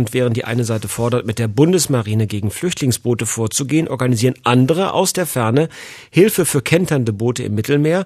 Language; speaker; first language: German; native; German